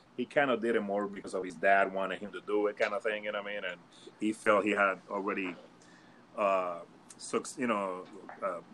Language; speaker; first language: English; early bilingual, other home language; Spanish